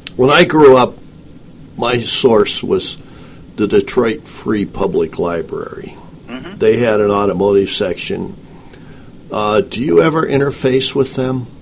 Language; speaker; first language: English; native; English